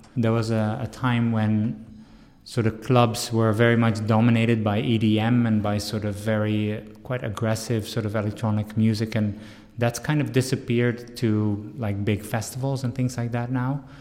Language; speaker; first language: English; non-native, fluent; Dutch